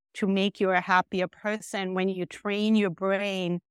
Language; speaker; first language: English; non-native, fluent; German